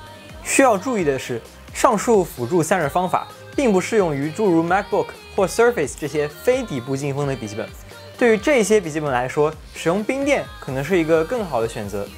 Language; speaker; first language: Chinese; native; Chinese